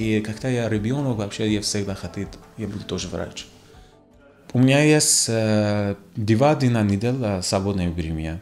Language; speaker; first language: Russian; non-native, learner; Persian